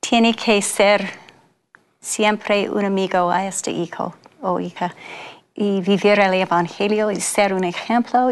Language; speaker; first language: Spanish; non-native, fluent; English